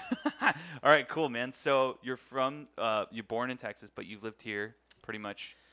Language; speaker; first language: English; native; English